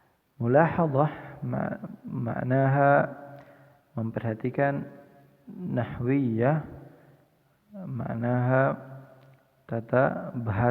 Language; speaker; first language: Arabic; non-native, fluent; Indonesian